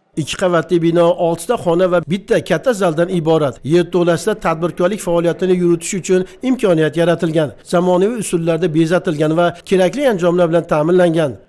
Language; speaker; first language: Uzbek; native; Uzbek